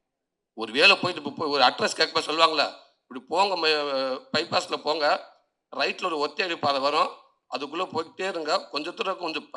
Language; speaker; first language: Tamil; native; Tamil